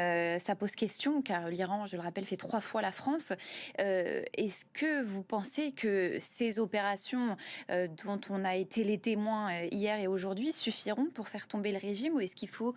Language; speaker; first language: French; native; French